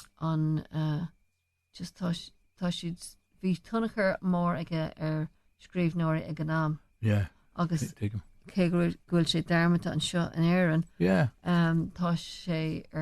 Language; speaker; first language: Irish; non-native, local second language; English